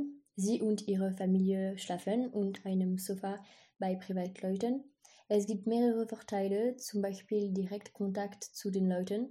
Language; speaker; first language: German; non-native, learner; French